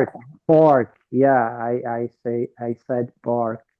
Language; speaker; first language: English; non-native, learner; Portuguese